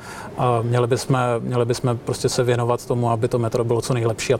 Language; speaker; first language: Czech; native; Czech